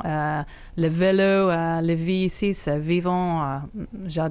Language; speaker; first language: French; non-native, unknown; English